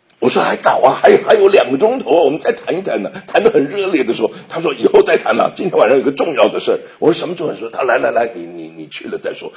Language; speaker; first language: Chinese; native; Chinese